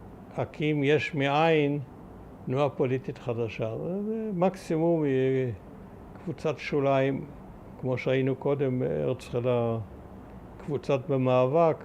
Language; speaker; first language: Hebrew; early bilingual, other home language; German